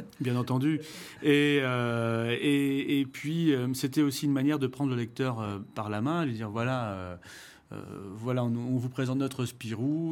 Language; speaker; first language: French; native; French